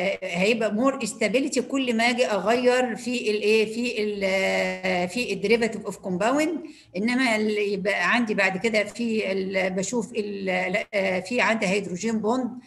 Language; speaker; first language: Arabic; native; Arabic